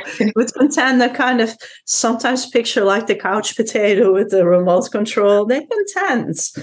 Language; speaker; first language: English; non-native, fluent; Dutch